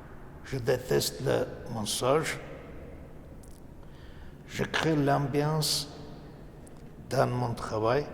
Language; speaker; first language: French; non-native, learner; Armenian